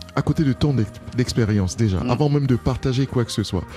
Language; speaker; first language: French; non-native, local second language; Duala